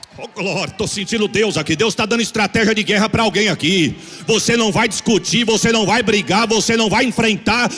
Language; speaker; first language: Portuguese; native; Portuguese